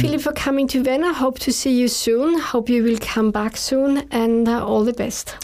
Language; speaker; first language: English; non-native, fluent; German